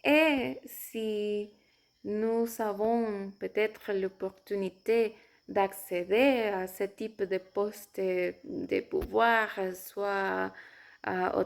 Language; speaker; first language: French; non-native, fluent; Spanish